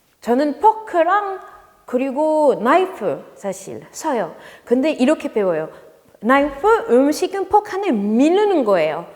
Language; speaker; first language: Korean; non-native, fluent; French